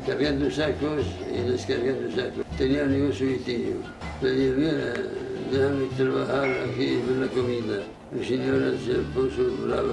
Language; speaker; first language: Spanish; non-native, learner; Arabic